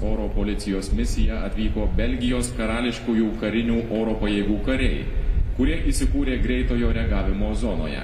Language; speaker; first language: Lithuanian; native; Lithuanian